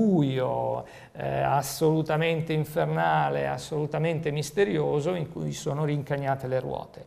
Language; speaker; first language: Italian; native; Italian